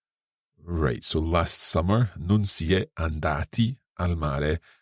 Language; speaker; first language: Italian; non-native, fluent; English